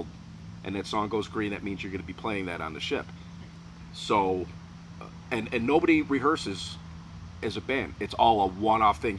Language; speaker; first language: English; native; English